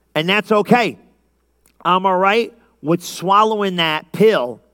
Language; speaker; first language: English; native; English